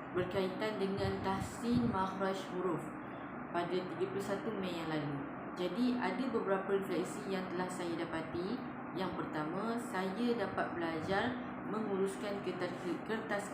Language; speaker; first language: Malay; native; Malay